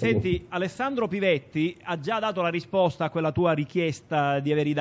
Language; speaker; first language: Italian; native; Italian